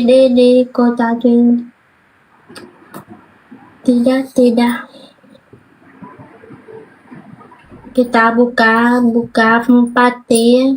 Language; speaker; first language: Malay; non-native, learner; Vietnamese